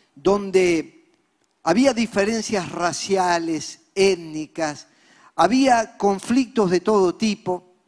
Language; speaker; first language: Spanish; native; Spanish